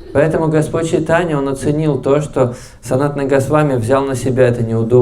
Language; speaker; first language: Russian; native; Russian